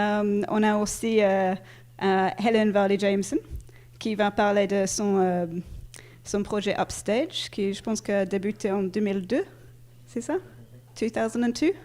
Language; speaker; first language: French; non-native, fluent; English